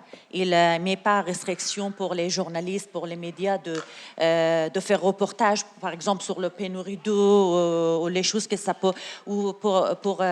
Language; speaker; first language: French; non-native, learner; Persian